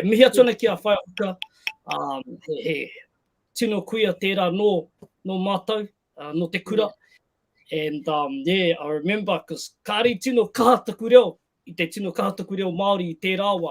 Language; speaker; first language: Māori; non-native, local second language; English